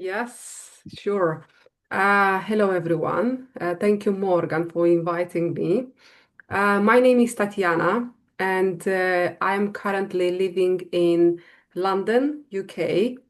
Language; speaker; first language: English; non-native, fluent; Romanian